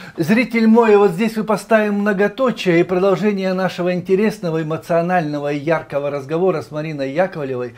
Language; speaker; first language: Russian; native; Russian